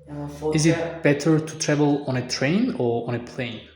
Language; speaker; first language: English; non-native, fluent; Tajik